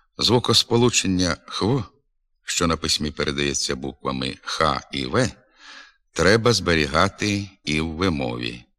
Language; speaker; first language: Ukrainian; native; Ukrainian